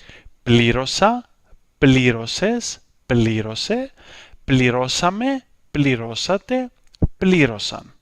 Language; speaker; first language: Greek; native; Greek